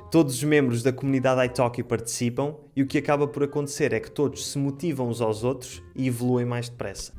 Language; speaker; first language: Portuguese; native; Portuguese